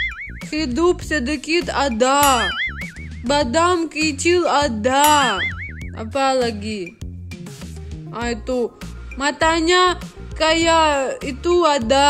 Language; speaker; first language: Indonesian; non-native, learner; Russian